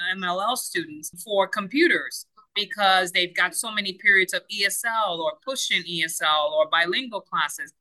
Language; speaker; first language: English; non-native, fluent; Spanish